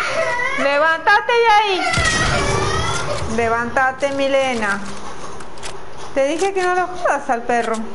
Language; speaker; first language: Spanish; native; Spanish